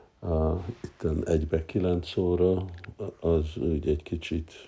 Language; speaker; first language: Hungarian; early bilingual, heritage; Hungarian